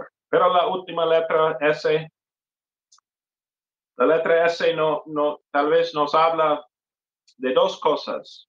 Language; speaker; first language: Spanish; non-native, fluent; English